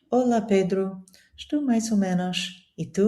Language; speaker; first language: Portuguese; non-native, learner; English